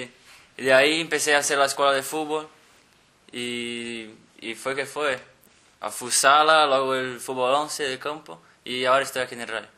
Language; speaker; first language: Spanish; non-native, fluent; Portuguese